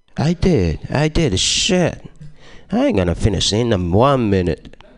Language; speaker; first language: English; non-native, fluent; Japanese